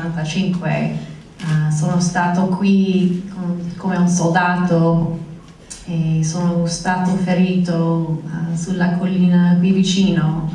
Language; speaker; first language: Italian; non-native, fluent; English